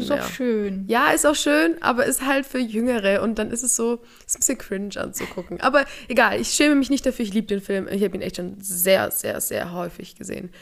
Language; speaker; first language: German; native; German